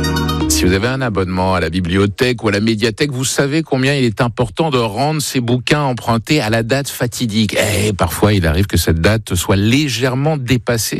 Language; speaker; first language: French; native; French